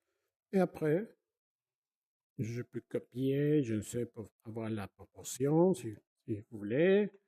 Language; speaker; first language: French; non-native, fluent; Spanish